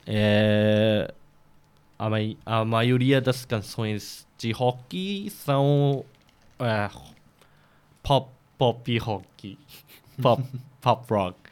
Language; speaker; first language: Portuguese; non-native, fluent; Korean